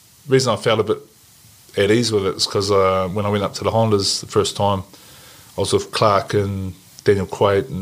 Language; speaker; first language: English; native; English